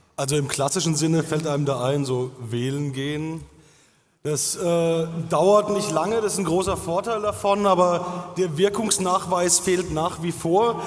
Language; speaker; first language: German; native; German